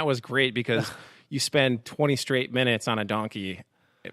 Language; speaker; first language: English; native; English